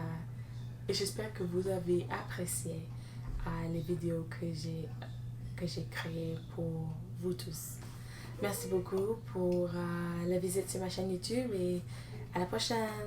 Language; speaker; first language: French; non-native, learner; English